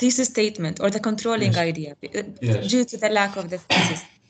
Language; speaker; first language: English; non-native, fluent; Arabic